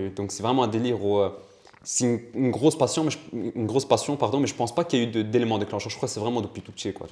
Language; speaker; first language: French; early bilingual, other home language; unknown